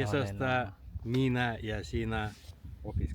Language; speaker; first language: Finnish; non-native, learner; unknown